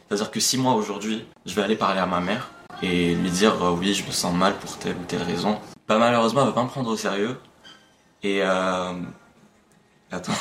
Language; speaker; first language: French; non-native, local second language; Arabic